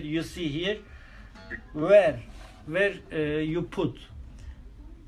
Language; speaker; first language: English; non-native, learner; Turkish